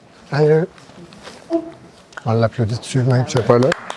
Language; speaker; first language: French; native; French